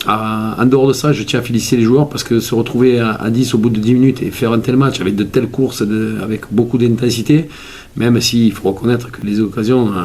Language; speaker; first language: French; native; French